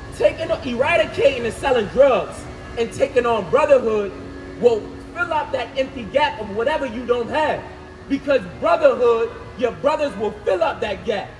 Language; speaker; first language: English; native; English